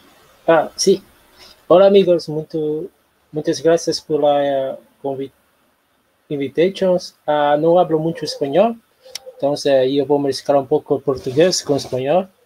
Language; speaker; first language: Spanish; non-native, learner; Portuguese